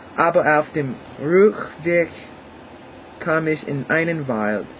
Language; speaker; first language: German; non-native, learner; English